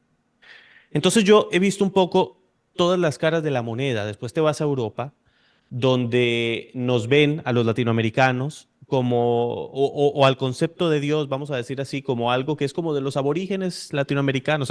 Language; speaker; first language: Spanish; native; Spanish